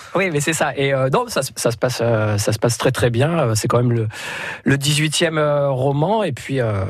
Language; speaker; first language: French; native; French